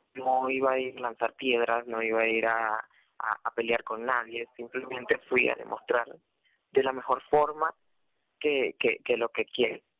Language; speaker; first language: Spanish; native; Spanish